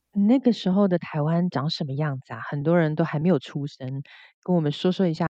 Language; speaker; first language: Chinese; native; Chinese